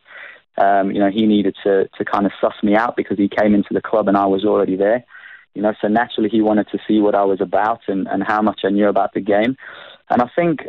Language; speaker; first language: English; native; English